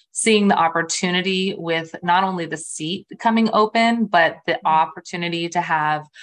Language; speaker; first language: English; early bilingual, other home language; Spanish